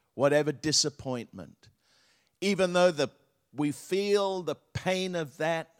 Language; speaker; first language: English; native; English